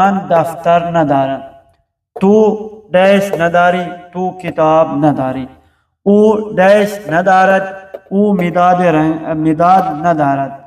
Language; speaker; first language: Persian; non-native, fluent; Urdu